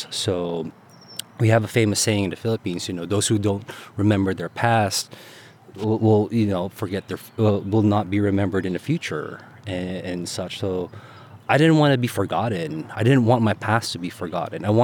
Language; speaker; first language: English; non-native, local second language; Filipino